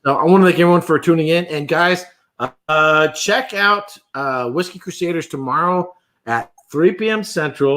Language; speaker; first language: English; native; English